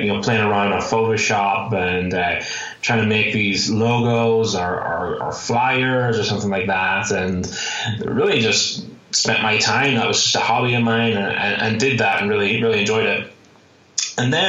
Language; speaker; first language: English; native; English